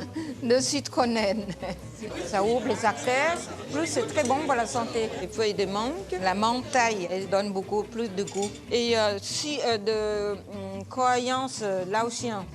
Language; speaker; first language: French; non-native, fluent; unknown